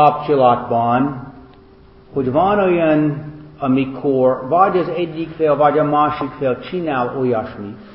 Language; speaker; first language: Hungarian; non-native, fluent; English